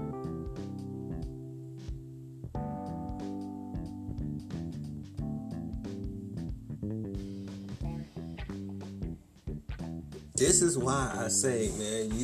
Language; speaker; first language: English; native; English